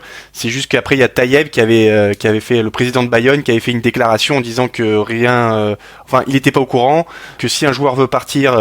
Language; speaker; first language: French; native; French